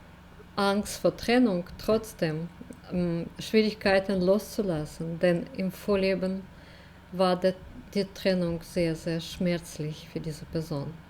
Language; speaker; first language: German; non-native, fluent; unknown